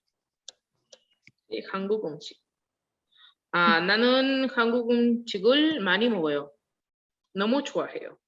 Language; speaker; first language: Korean; non-native, learner; Spanish